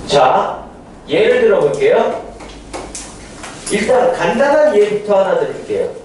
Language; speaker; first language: Korean; native; Korean